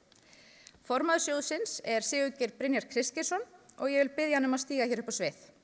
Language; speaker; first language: Icelandic; native; Icelandic